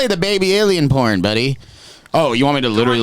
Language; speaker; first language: English; native; English